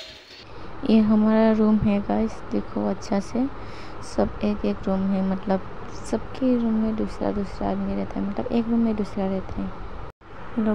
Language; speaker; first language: Hindi; non-native, local second language; Assamese